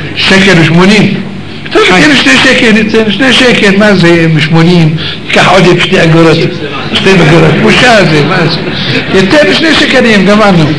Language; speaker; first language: Hebrew; native; Hebrew